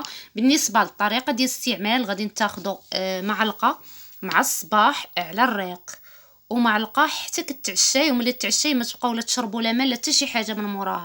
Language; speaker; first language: Arabic; native; Arabic